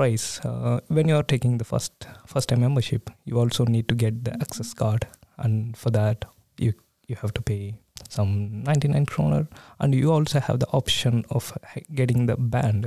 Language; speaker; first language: English; non-native, local second language; Tamil